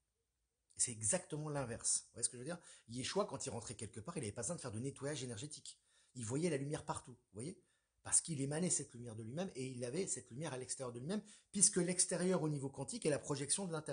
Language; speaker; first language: French; native; French